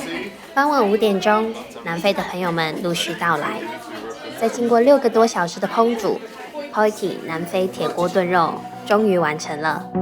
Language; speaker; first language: Chinese; native; Chinese